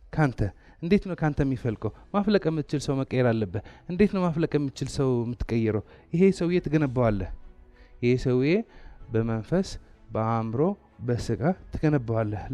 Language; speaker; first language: Amharic; non-native, local second language; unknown